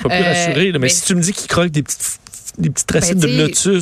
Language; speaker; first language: French; native; French